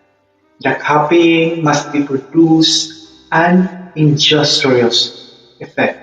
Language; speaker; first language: English; non-native, local second language; Filipino